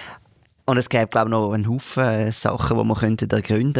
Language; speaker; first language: German; native; German